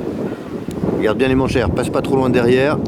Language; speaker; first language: French; native; French